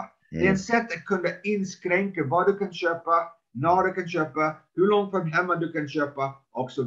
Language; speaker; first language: Swedish; non-native, fluent; English